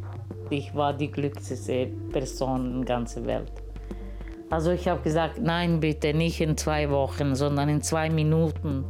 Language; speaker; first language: German; non-native, learner; Romany